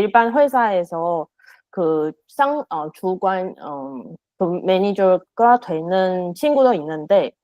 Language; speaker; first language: Korean; non-native, learner; Chinese